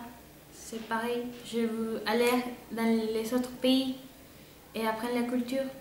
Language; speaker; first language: French; non-native, fluent; Spanish